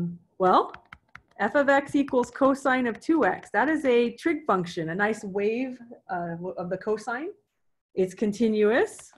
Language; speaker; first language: English; native; English